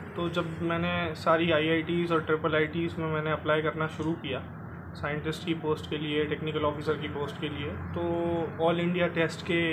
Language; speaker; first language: Hindi; native; Hindi